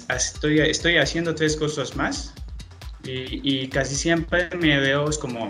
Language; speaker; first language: Spanish; non-native, fluent; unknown